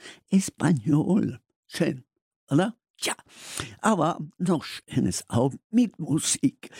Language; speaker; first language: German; non-native, learner; Spanish